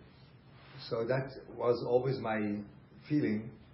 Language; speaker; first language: English; non-native, fluent; German